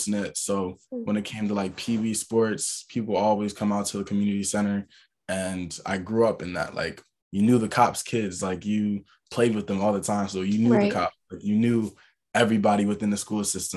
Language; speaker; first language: English; native; English